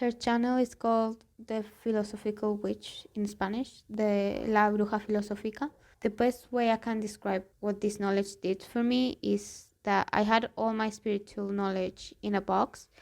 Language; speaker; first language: English; non-native, fluent; Spanish